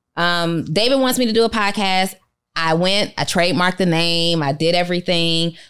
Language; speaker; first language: English; native; English